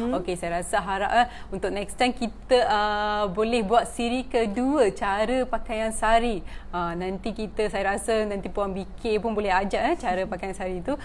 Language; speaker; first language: Malay; non-native, local second language; Tamil